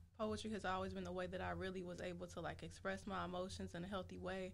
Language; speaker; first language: English; native; English